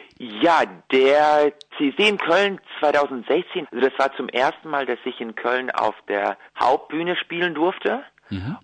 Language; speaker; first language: German; early bilingual, other home language; Russian